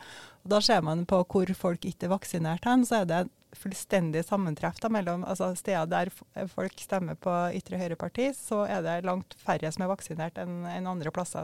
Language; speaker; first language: Norwegian; native; Norwegian